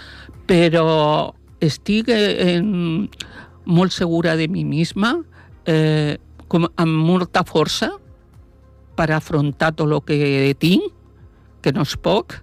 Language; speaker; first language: Catalan; non-native, local second language; Spanish